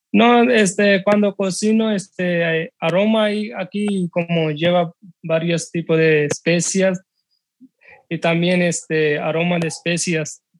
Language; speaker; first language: Spanish; non-native, learner; Urdu